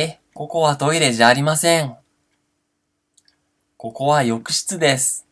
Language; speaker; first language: Japanese; non-native, fluent; Portuguese